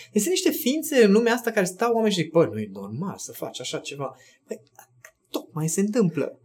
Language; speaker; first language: Romanian; non-native, local second language; Hungarian